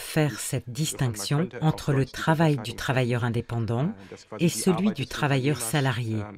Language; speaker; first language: French; native; French